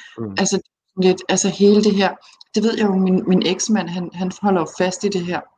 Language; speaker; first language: Danish; early bilingual, other home language; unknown